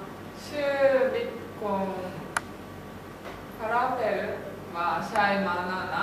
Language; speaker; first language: Arabic; non-native, learner; Japanese